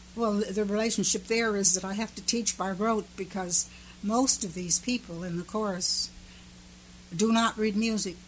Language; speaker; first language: English; early bilingual, other home language; Finnish